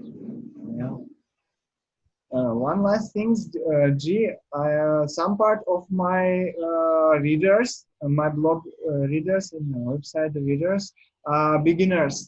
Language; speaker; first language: English; non-native, learner; Russian